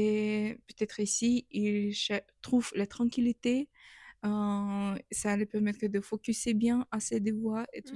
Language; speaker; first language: French; non-native, fluent; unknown